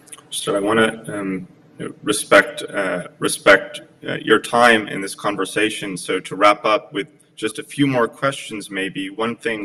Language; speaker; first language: English; early bilingual, other home language; Polish